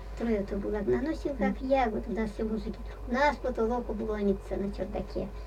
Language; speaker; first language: Russian; native; Russian